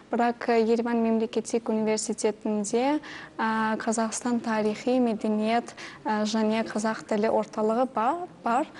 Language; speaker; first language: Kazakh; non-native, learner; Armenian